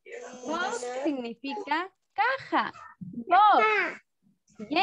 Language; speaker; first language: English; non-native, learner; Spanish